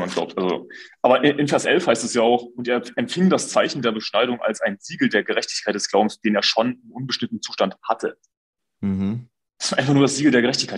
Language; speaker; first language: German; native; German